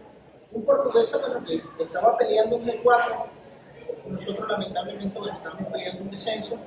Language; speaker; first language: Spanish; native; Spanish